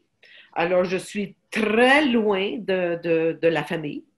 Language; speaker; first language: French; non-native, fluent; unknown